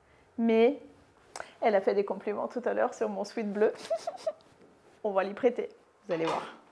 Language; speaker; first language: French; native; French